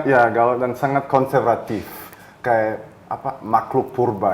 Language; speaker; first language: Indonesian; early bilingual, heritage; German